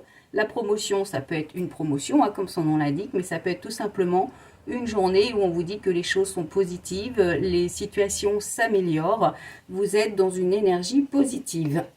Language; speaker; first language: French; native; French